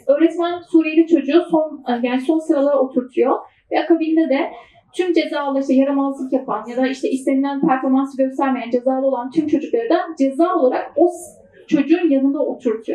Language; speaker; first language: Turkish; native; Turkish